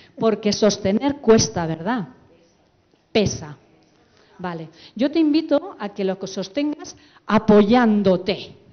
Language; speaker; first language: Spanish; native; Spanish